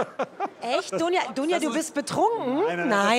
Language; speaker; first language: German; native; German